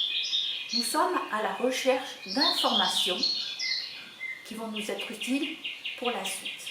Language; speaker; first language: French; native; French